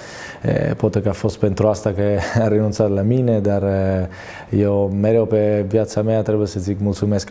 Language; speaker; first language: Romanian; non-native, fluent; Italian